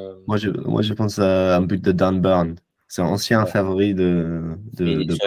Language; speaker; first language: French; non-native, fluent; English